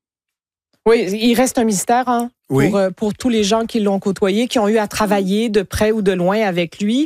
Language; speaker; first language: French; native; French